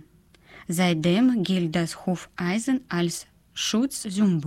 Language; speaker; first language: German; non-native, fluent; Russian